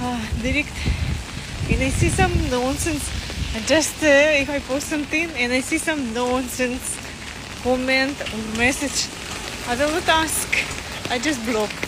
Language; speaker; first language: English; non-native, learner; Russian